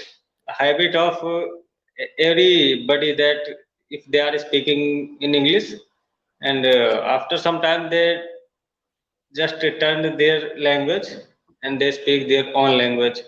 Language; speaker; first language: English; non-native, learner; Hindi